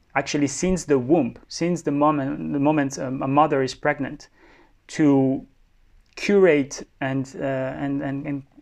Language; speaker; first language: English; non-native, fluent; Spanish